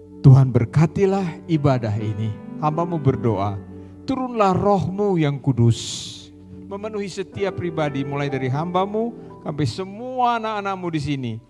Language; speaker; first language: Indonesian; native; Indonesian